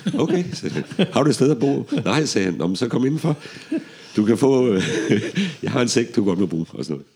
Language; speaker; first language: Danish; native; Danish